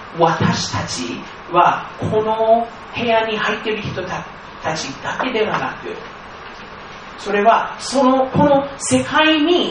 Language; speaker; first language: Japanese; non-native, fluent; English